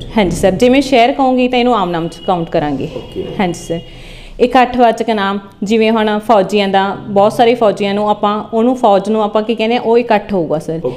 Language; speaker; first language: Hindi; non-native, local second language; Punjabi